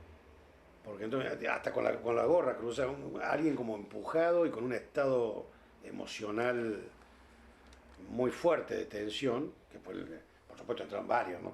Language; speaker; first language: Spanish; native; Spanish